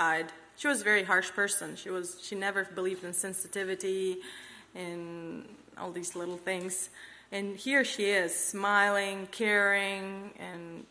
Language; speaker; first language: English; non-native, fluent; Kazakh